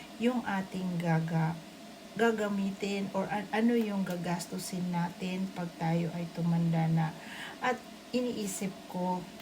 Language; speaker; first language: Filipino; non-native, local second language; Bikol